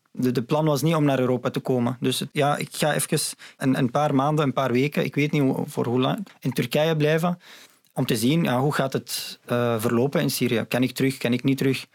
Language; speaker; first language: Dutch; non-native, fluent; Arabic